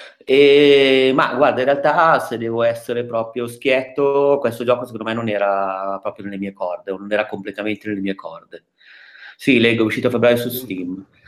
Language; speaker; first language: Italian; native; Italian